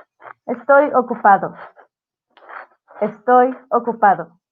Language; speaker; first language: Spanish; non-native, fluent; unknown